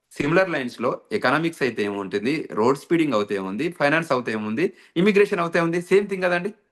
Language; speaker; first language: Telugu; native; Telugu